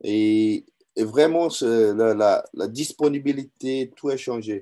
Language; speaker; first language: French; non-native, learner; Portuguese